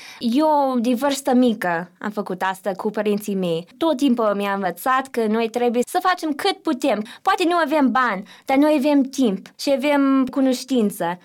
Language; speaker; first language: Romanian; non-native, learner; English